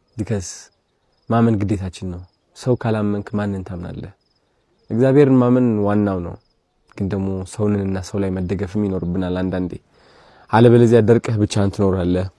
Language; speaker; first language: Amharic; early bilingual, heritage; Amharic